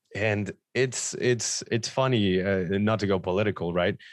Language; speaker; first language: English; non-native, fluent; Spanish